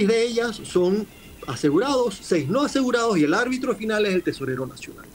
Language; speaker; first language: Spanish; native; Spanish